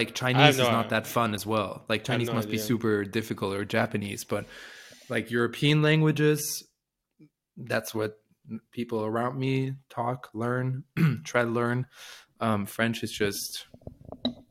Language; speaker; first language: English; non-native, fluent; French